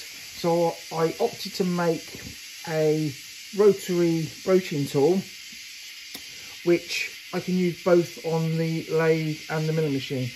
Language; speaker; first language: English; native; English